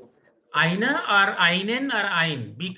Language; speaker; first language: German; non-native, fluent; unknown